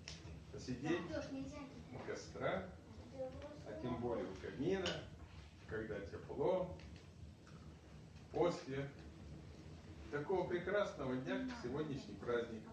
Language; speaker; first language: Russian; native; Russian